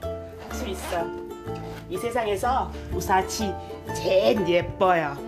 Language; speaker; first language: Korean; non-native, learner; Thai